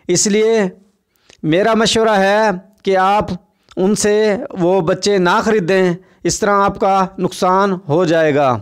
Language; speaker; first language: Urdu; non-native, local second language; Saraiki